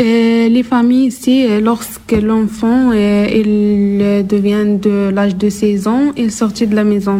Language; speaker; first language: French; non-native, learner; Arabic